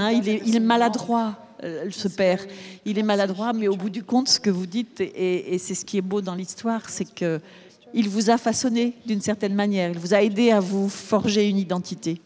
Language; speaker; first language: French; native; French